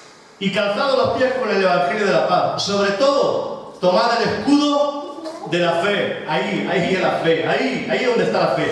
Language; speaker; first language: Spanish; native; Spanish